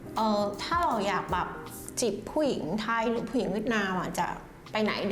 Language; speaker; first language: Thai; non-native, fluent; Vietnamese